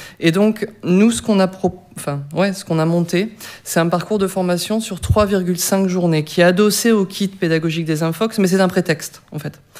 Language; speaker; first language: French; native; French